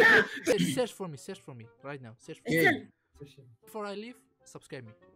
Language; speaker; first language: English; non-native, learner; Central Kurdish